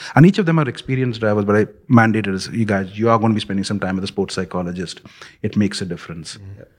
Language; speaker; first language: English; non-native, local second language; Punjabi